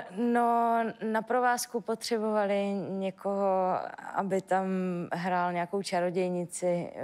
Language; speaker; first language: Czech; native; Czech